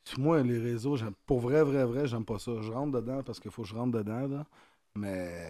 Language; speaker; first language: French; native; French